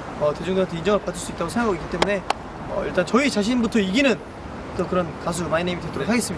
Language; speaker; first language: Korean; native; Korean